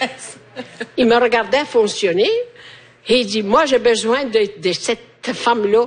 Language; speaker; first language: French; native; French